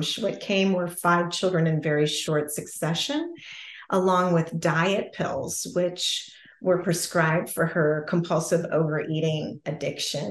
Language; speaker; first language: English; native; English